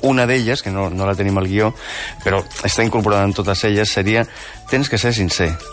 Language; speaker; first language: Catalan; non-native, local second language; Spanish